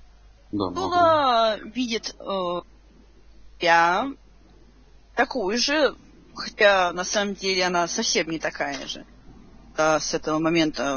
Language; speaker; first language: Russian; native; Russian